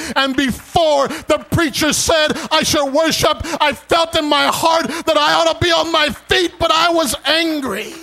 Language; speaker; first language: English; native; English